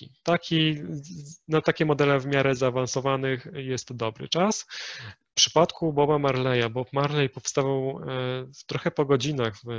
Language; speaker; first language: Polish; native; Polish